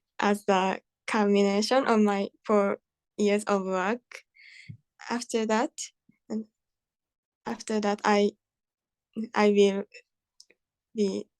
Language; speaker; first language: English; non-native, learner; Japanese